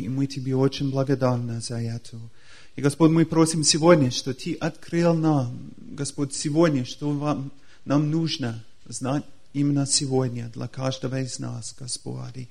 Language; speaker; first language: Russian; non-native, fluent; English